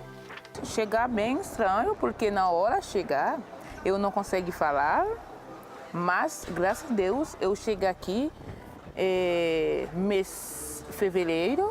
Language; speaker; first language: Portuguese; non-native, learner; Haitian Creole